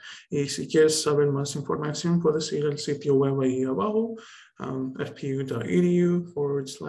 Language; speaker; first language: Spanish; early bilingual, heritage; Spanish